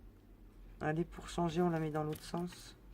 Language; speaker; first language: French; native; French